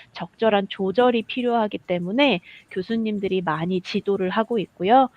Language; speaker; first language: Korean; native; Korean